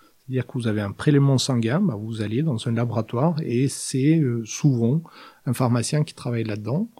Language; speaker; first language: French; non-native, fluent; Norwegian